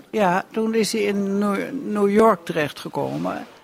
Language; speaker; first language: Dutch; native; Dutch